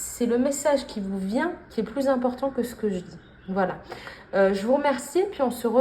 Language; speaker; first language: French; native; French